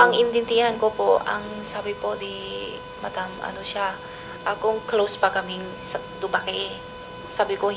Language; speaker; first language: Filipino; non-native, learner; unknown